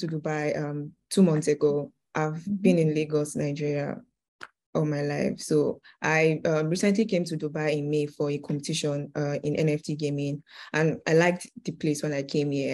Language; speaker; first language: English; non-native, local second language; Yoruba